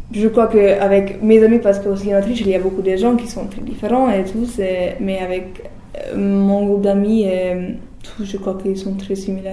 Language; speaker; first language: French; non-native, learner; German